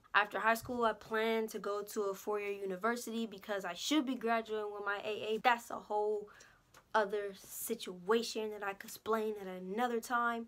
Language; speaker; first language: English; native; English